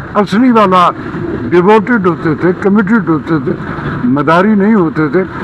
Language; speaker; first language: Urdu; non-native, local second language; Punjabi